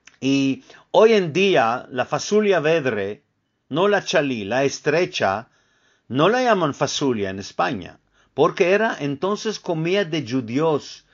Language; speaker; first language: Spanish; early bilingual, heritage; Ladino